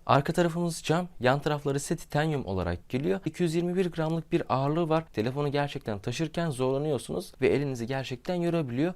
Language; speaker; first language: Turkish; native; Turkish